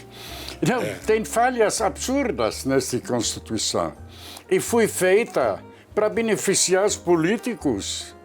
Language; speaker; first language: Portuguese; non-native, fluent; Arabic